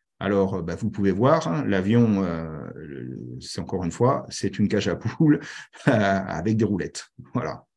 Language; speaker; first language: French; native; French